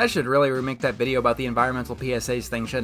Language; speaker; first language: English; native; English